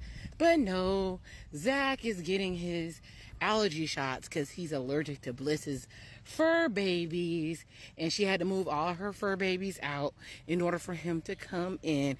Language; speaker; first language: English; native; English